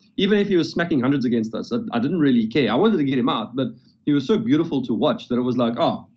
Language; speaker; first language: English; native; English